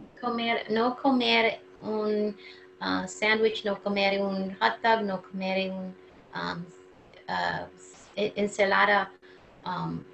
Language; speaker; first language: Spanish; non-native, learner; English